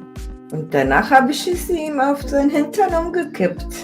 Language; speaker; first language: German; early bilingual, other home language; Turkish